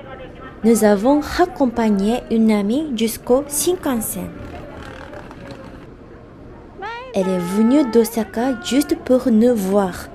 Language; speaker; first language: French; non-native, fluent; Japanese